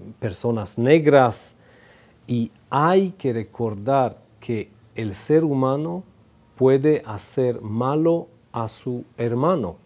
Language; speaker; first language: Spanish; non-native, fluent; Hebrew